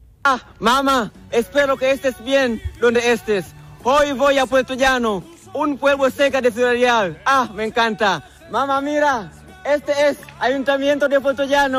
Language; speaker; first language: Spanish; non-native, learner; Swahili